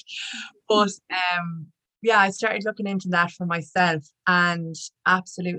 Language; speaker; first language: English; native; English